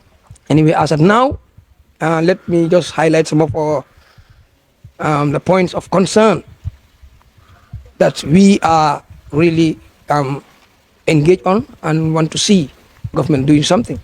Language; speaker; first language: English; non-native, local second language; Fula